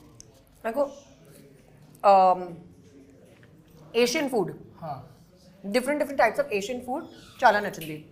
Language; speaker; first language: Telugu; non-native, learner; Hindi